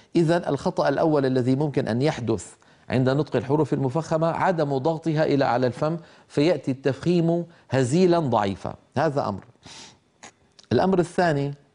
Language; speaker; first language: Arabic; native; Arabic